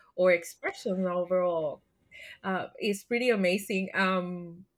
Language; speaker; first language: English; non-native, fluent; Spanish